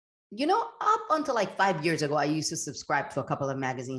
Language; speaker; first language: English; early bilingual, other home language; Spanish